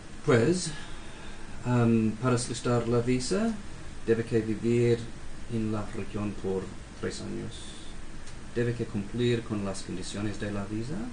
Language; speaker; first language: Spanish; non-native, fluent; English